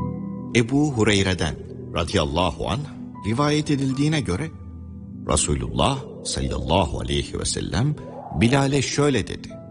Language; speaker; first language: Turkish; native; Turkish